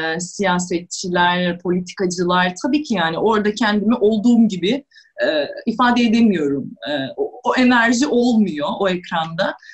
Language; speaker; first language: Turkish; non-native, fluent; Russian